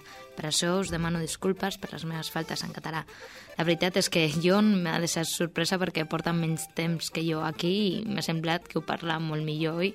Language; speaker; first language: Catalan; non-native, fluent; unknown